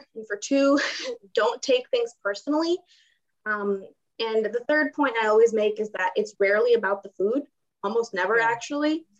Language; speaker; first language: English; non-native, fluent; Ukrainian